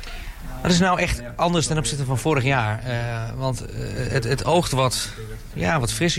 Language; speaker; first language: Dutch; native; Dutch